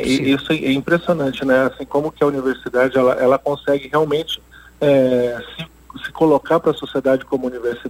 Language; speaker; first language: Portuguese; native; Portuguese